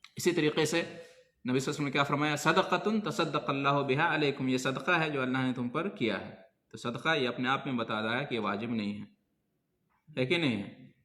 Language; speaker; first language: Urdu; native; Urdu